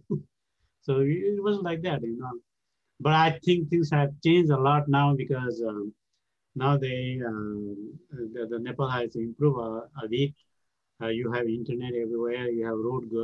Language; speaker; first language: English; non-native, local second language; Gurung